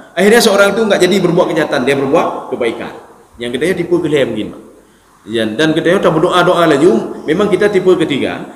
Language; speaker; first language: Malay; non-native, local second language; Achinese